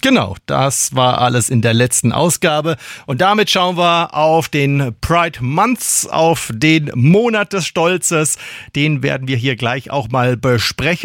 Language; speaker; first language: German; native; German